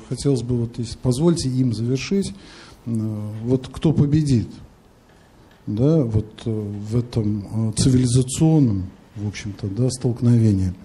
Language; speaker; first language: Russian; native; Russian